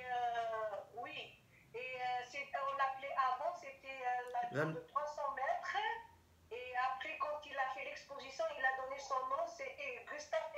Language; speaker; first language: French; non-native, learner; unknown